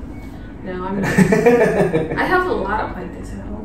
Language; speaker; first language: English; non-native, fluent; Indonesian